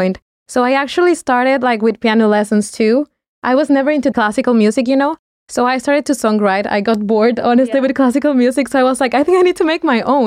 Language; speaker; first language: English; non-native, fluent; Spanish